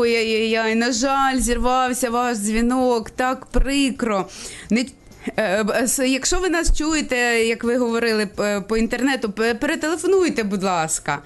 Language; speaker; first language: Ukrainian; native; Ukrainian